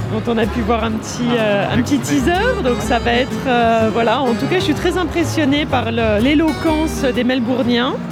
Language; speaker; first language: French; native; French